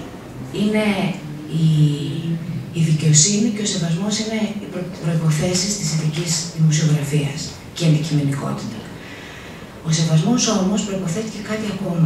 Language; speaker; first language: Greek; native; Greek